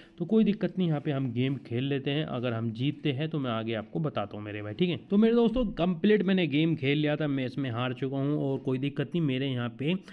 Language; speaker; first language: Hindi; native; Hindi